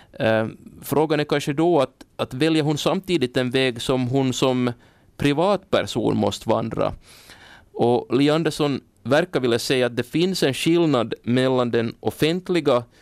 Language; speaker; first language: Swedish; native; Swedish